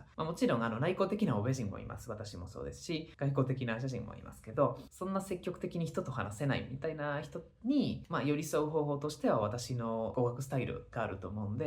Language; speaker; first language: Japanese; non-native, fluent; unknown